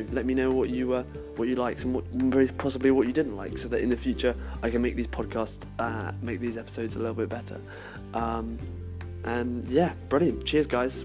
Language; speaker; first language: English; native; English